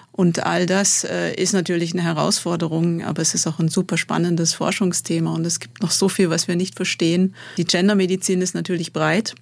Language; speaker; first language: German; native; German